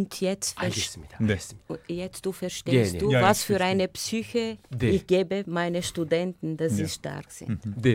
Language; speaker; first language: German; non-native, fluent; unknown